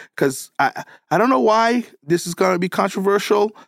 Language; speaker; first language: English; native; English